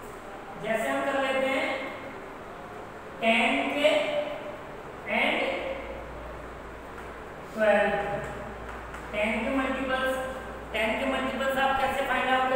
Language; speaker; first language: Hindi; native; Hindi